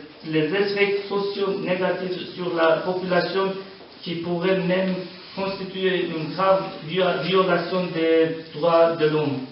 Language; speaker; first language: French; non-native, learner; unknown